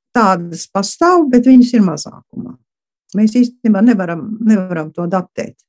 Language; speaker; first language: Latvian; early bilingual, heritage; Latvian